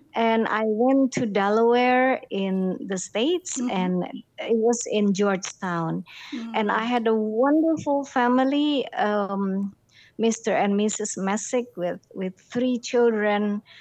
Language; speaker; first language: English; non-native, fluent; Indonesian